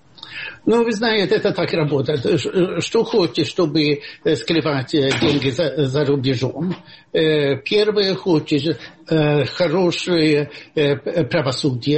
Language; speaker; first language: Russian; non-native, fluent; Swedish